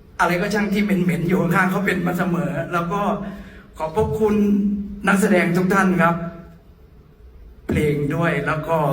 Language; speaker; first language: Thai; native; Thai